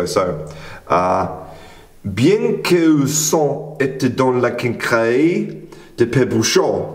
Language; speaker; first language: French; non-native, learner; English